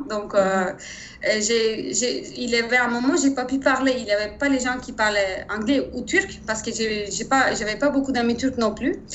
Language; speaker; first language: French; non-native, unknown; Turkish